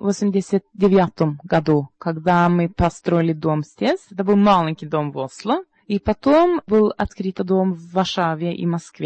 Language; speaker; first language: Russian; non-native, learner; Norwegian